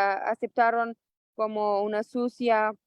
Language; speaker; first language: Spanish; non-native, local second language; Persian